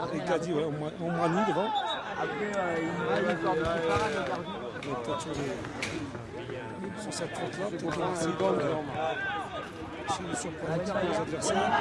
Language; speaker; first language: French; native; French